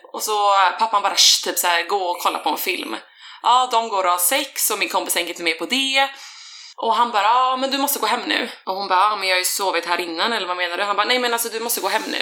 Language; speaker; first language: Swedish; native; Swedish